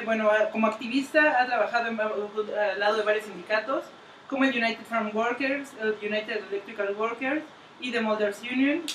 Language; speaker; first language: Spanish; native; Spanish